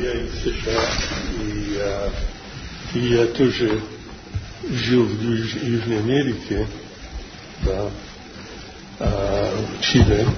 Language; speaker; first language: Russian; non-native, fluent; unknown